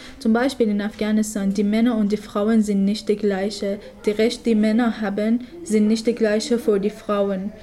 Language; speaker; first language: German; non-native, learner; Persian